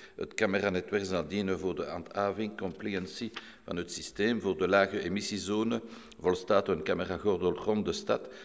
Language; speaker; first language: Dutch; non-native, local second language; French